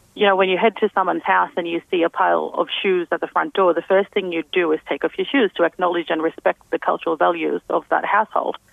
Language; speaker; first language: English; native; English